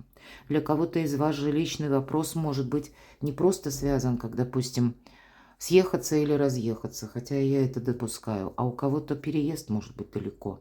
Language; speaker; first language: Russian; native; Russian